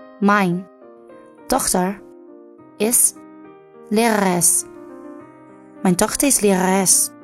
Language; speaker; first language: Dutch; non-native, learner; Chinese